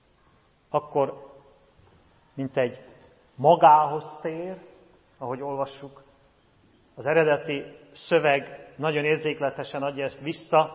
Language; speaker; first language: Hungarian; native; Hungarian